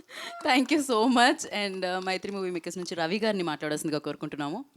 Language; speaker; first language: Telugu; native; Telugu